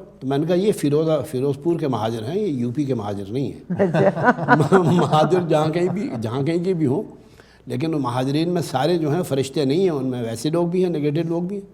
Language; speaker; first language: Urdu; native; Urdu